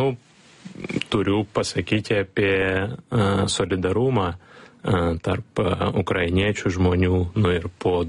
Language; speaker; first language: Lithuanian; non-native, learner; Ukrainian